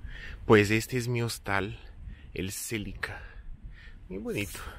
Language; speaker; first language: Spanish; non-native, fluent; Portuguese